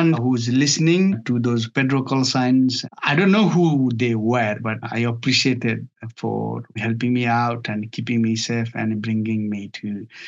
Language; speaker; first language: English; non-native, fluent; Nepali